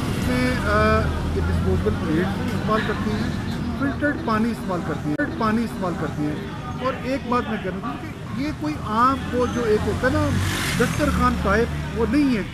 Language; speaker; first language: Urdu; non-native, local second language; Punjabi